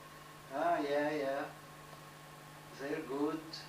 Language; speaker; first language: Dutch; non-native, learner; French